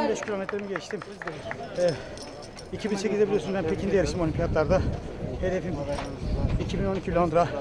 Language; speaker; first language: Turkish; native; Turkish